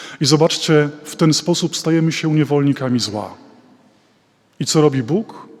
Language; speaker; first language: Polish; native; Polish